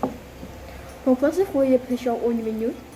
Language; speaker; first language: French; non-native, learner; Indonesian